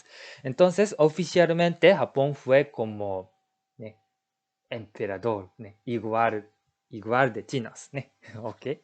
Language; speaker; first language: Spanish; non-native, learner; Japanese